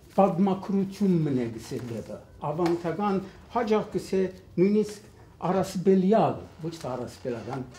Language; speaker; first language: Armenian; early bilingual, heritage; Armenian